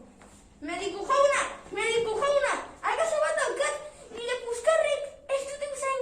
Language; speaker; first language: Basque; non-native, local second language; Spanish